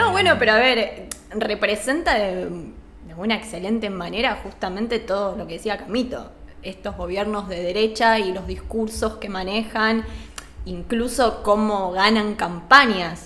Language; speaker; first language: Spanish; native; Spanish